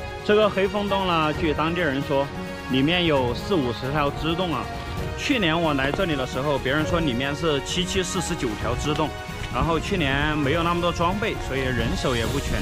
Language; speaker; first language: Chinese; native; Chinese